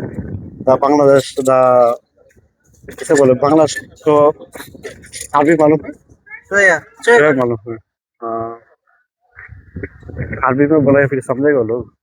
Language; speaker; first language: Hindi; non-native, learner; Bangla